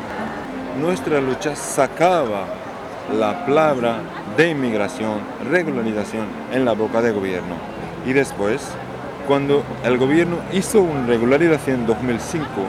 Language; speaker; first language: Spanish; non-native, learner; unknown